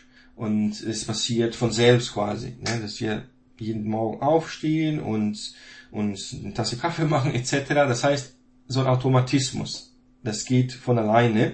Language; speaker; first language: German; non-native, fluent; Portuguese